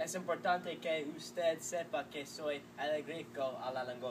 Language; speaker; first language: Spanish; non-native, learner; English